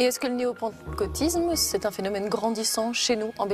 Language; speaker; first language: French; native; French